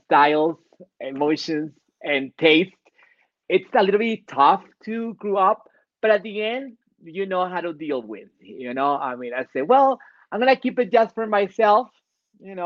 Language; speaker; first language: English; non-native, fluent; Spanish